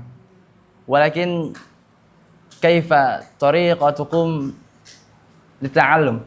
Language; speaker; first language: Arabic; non-native, learner; Indonesian